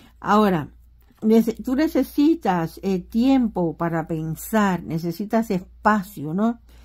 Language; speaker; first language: Spanish; native; Spanish